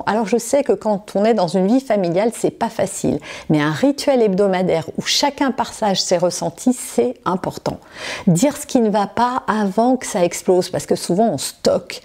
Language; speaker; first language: French; native; French